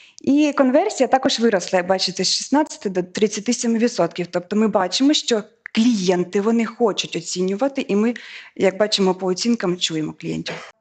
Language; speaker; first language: Ukrainian; native; Ukrainian